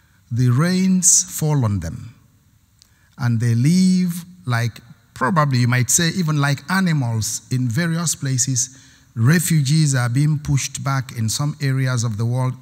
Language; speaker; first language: English; non-native, local second language; Igbo